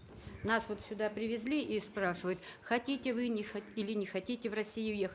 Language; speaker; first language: Russian; native; Russian